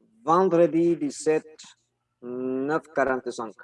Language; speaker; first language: French; non-native, learner; Spanish